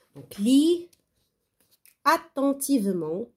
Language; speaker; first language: French; non-native, local second language; Arabic